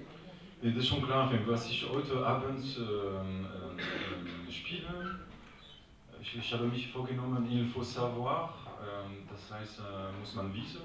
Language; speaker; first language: German; non-native, local second language; French